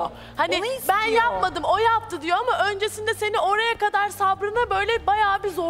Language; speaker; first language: Turkish; native; Turkish